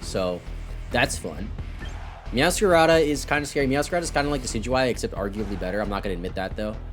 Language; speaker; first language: English; native; English